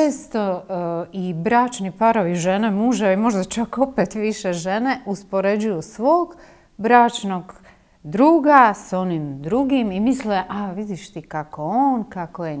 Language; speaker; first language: Croatian; native; Croatian